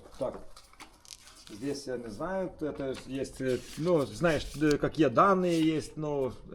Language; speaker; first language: Russian; non-native, learner; Lithuanian